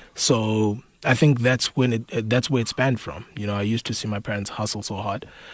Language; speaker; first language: English; non-native, local second language; North Ndebele